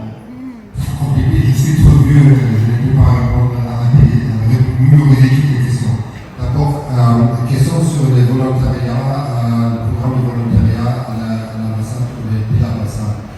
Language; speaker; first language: French; non-native, fluent; German